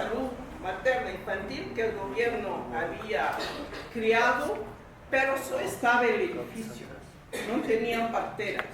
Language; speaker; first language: Spanish; non-native, fluent; English